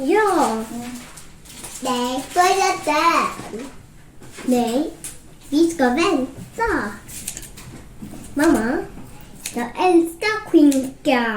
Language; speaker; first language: Swedish; early bilingual, other home language; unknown